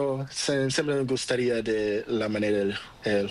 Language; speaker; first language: Spanish; non-native, learner; Portuguese